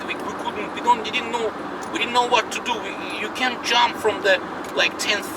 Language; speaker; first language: English; non-native, fluent; Russian